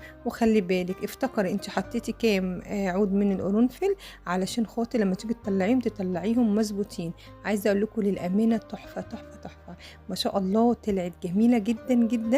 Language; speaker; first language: Arabic; native; Arabic